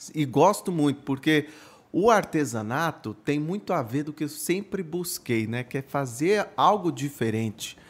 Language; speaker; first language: Portuguese; native; Portuguese